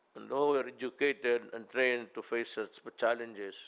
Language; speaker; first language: English; non-native, local second language; Filipino